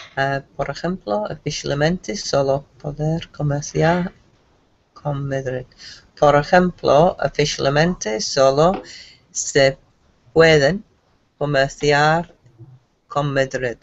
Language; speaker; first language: Spanish; non-native, learner; English